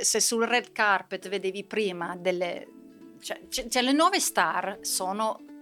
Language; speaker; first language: Italian; non-native, fluent; Dutch